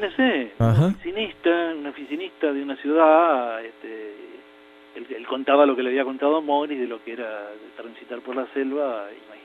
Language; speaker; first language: Spanish; native; Spanish